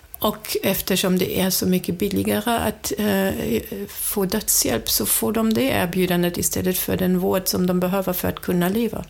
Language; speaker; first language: Swedish; non-native, fluent; German